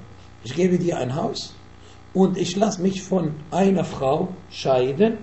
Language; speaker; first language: German; non-native, fluent; Arabic